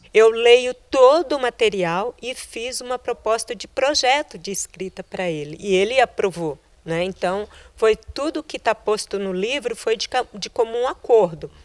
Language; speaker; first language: Portuguese; native; Portuguese